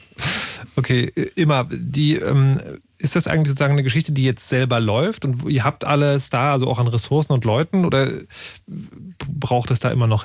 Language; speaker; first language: German; native; German